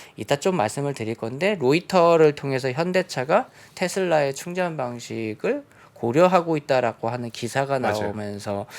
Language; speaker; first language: Korean; native; Korean